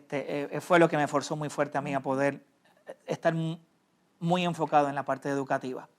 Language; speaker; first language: Spanish; native; Spanish